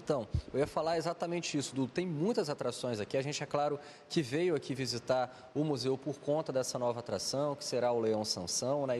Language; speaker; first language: Portuguese; native; Portuguese